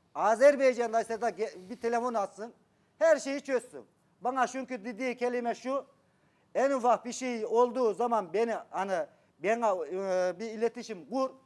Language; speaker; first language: Turkish; native; Turkish